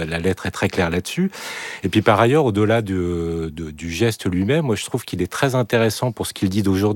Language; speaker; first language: French; native; French